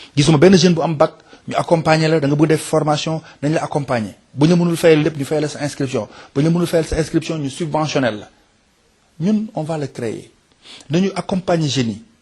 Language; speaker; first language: Wolof; non-native, local second language; Fula